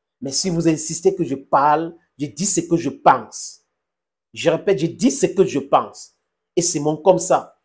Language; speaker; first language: French; non-native, local second language; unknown